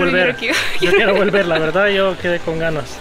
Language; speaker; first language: Spanish; native; Spanish